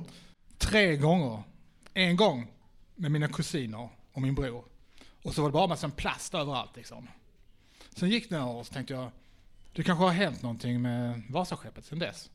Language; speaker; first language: Swedish; native; Swedish